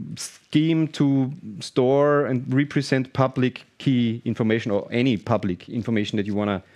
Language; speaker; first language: English; non-native, fluent; German